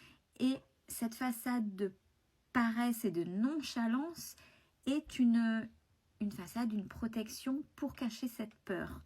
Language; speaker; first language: French; native; French